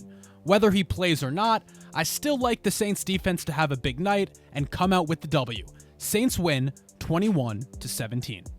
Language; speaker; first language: English; native; English